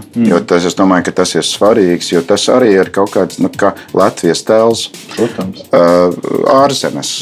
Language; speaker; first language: Latvian; non-native, fluent; English